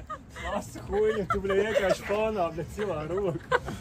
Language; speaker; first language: Latvian; native; Latvian